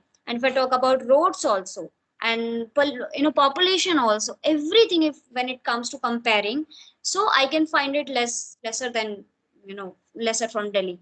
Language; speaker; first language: English; non-native, fluent; Hindi